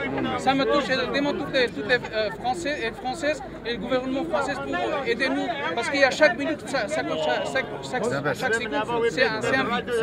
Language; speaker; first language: French; non-native, learner; Kurdish